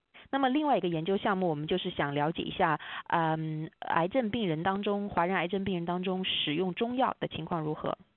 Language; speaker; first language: Chinese; native; Chinese